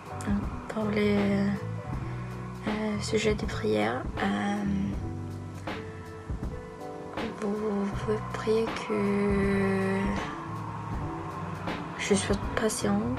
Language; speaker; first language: French; non-native, learner; Norwegian